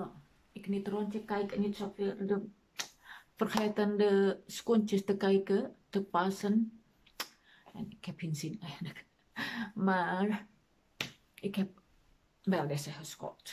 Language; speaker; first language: Dutch; non-native, learner; Indonesian